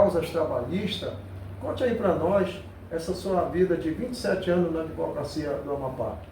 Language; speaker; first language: Portuguese; native; Portuguese